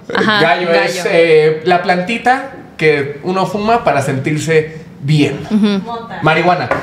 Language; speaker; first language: Spanish; native; Spanish